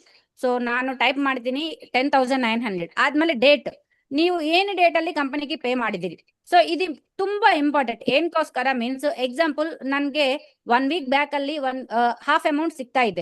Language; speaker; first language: Kannada; non-native, learner; Telugu